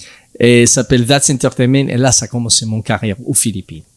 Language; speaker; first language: French; non-native, learner; English